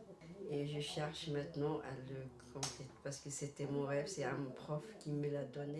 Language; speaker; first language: French; non-native, local second language; Arabic